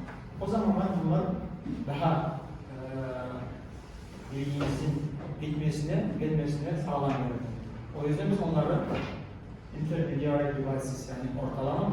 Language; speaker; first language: Turkish; non-native, learner; Kazakh